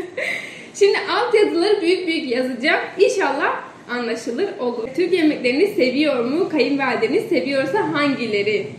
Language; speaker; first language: Turkish; non-native, fluent; Indonesian